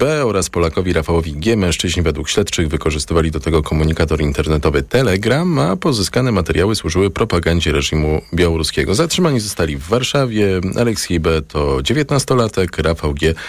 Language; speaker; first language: Polish; native; Polish